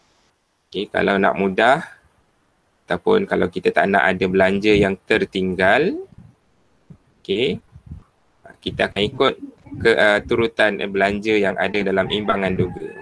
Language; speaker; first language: Malay; native; Malay